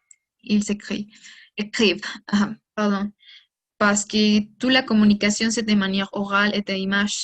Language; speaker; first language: French; non-native, learner; Spanish